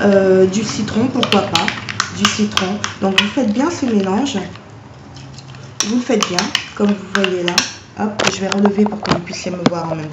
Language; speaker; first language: French; native; French